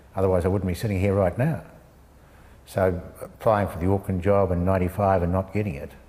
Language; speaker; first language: English; native; English